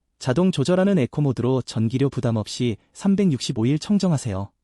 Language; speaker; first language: Korean; native; Korean